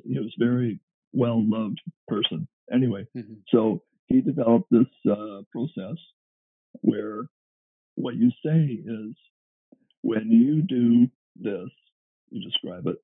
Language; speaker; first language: English; native; English